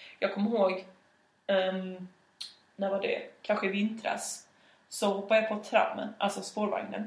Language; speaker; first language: Swedish; native; Swedish